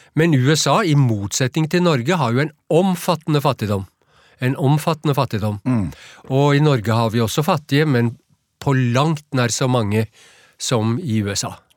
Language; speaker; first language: Norwegian; native; Norwegian